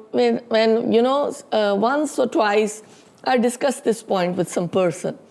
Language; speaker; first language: English; non-native, local second language; Urdu